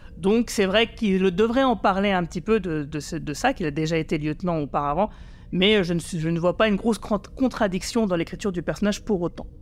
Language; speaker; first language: French; native; French